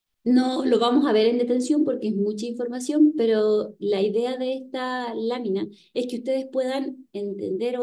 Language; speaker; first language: Spanish; native; Spanish